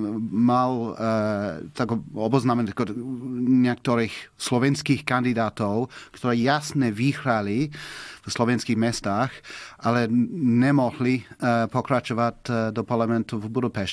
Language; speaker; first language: Slovak; non-native, fluent; English